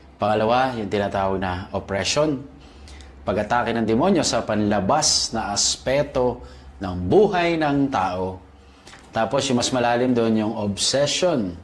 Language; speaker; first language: Filipino; native; Filipino